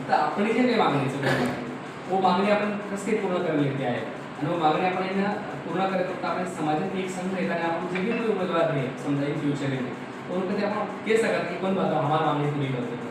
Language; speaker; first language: Marathi; non-native, local second language; Lambadi